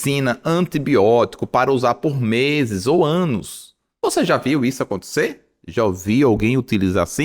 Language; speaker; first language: Portuguese; native; Portuguese